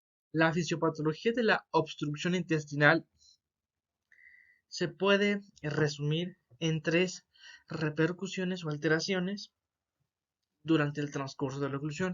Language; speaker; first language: Spanish; native; Spanish